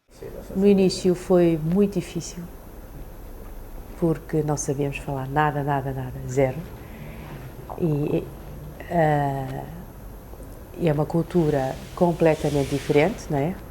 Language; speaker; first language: Portuguese; early bilingual, other home language; Chinese